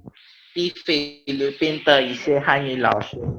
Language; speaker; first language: Chinese; non-native, learner; Filipino